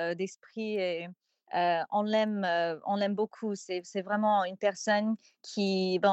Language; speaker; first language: French; non-native, fluent; English